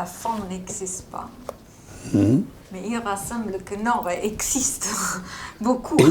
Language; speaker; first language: French; non-native, fluent; Italian